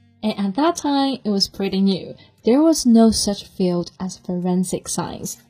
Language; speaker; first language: English; non-native, fluent; Chinese